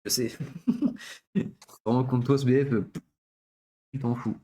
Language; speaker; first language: French; native; French